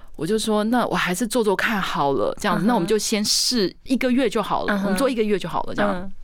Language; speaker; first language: Chinese; native; Chinese